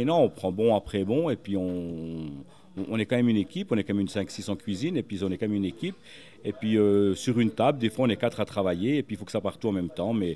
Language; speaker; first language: French; native; French